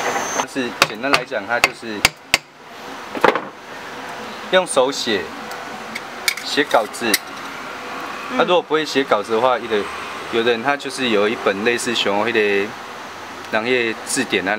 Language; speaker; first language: Chinese; native; Chinese